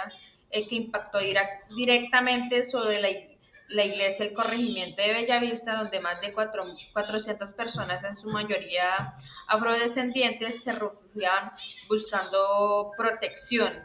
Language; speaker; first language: Spanish; native; Spanish